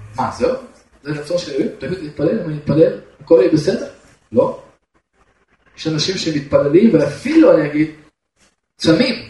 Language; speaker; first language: Hebrew; non-native, fluent; Russian